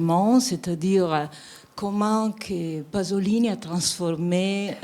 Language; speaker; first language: French; non-native, fluent; Italian